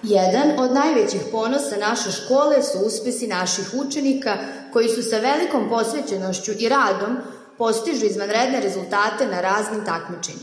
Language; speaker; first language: Serbian; native; Serbian